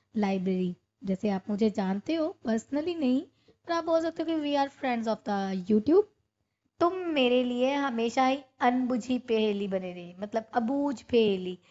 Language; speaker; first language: Hindi; non-native, local second language; Punjabi